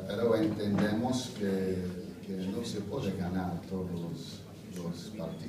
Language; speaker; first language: Spanish; non-native, fluent; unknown